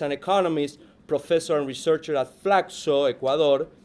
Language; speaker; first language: English; non-native, fluent; Spanish